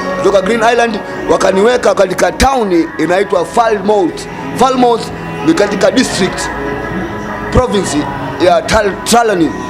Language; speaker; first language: Swahili; native; Swahili